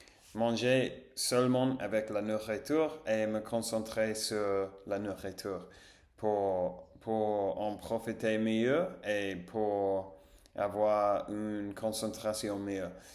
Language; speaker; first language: French; non-native, fluent; Spanish